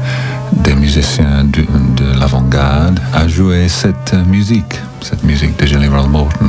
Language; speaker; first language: French; non-native, learner; English